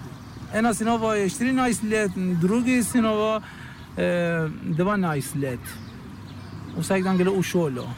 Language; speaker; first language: Slovenian; non-native, learner; Persian